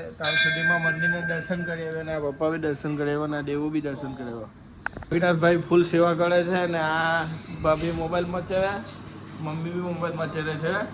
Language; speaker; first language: Gujarati; native; Gujarati